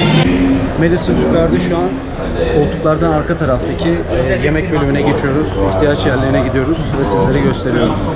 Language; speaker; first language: Turkish; native; Turkish